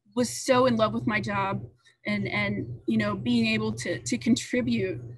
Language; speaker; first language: English; native; English